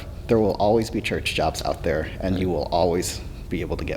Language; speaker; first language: English; native; English